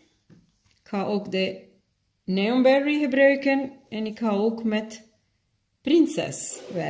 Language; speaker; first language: Dutch; non-native, fluent; Spanish